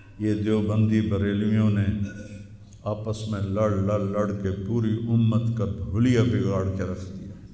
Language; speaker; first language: Urdu; non-native, local second language; Punjabi